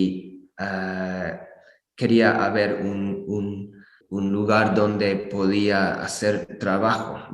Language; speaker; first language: Spanish; non-native, learner; English